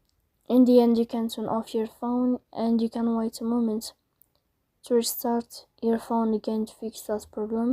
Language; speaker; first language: English; non-native, learner; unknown